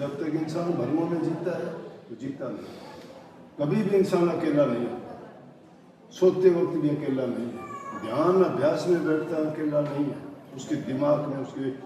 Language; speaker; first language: Hindi; native; Hindi